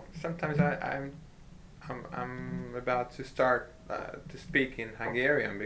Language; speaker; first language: English; non-native, fluent; Hungarian